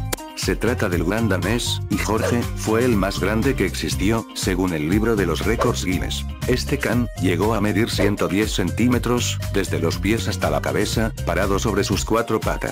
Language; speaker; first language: Spanish; native; Spanish